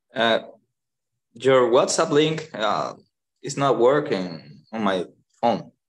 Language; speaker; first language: English; non-native, learner; Spanish